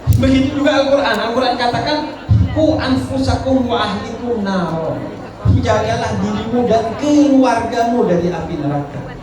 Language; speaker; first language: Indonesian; non-native, local second language; Madurese